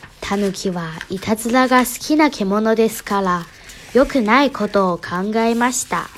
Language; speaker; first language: Japanese; non-native, learner; Chinese